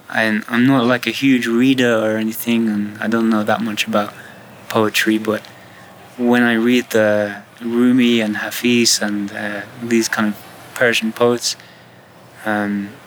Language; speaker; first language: English; native; English